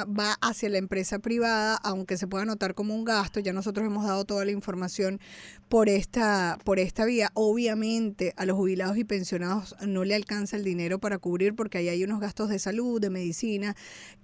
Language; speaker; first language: Spanish; native; Spanish